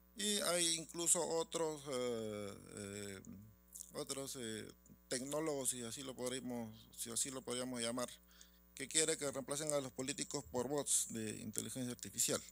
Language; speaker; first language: Spanish; native; Spanish